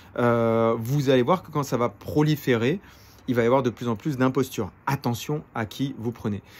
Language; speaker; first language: French; native; French